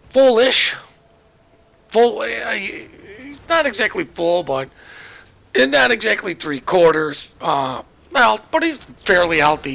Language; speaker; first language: English; native; English